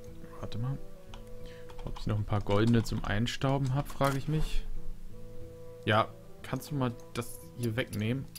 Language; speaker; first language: German; native; German